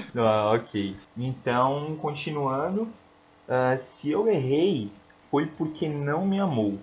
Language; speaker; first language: Portuguese; native; Portuguese